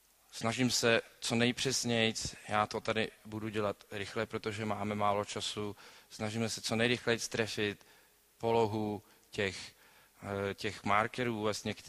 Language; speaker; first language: Czech; native; Czech